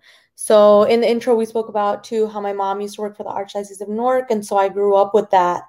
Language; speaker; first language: English; early bilingual, other home language; Spanish